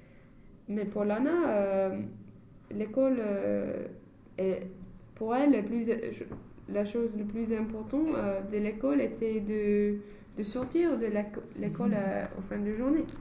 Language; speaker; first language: French; non-native, learner; English